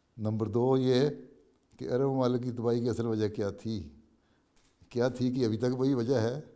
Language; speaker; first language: Urdu; native; Urdu